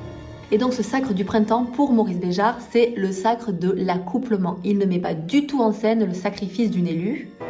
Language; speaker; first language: French; native; French